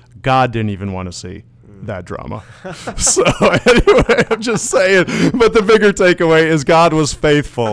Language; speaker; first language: English; early bilingual, other home language; Dutch